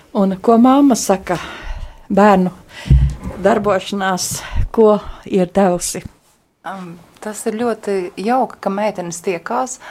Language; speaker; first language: Latvian; native; Latvian